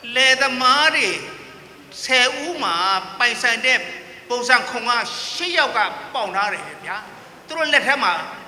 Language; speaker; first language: Burmese; non-native, local second language; Shan